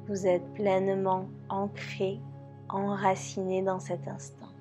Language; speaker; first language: French; native; French